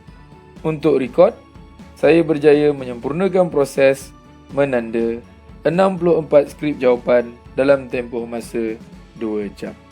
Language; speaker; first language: Malay; native; Malay